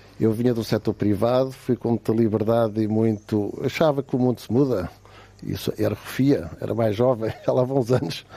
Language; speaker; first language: Portuguese; native; Portuguese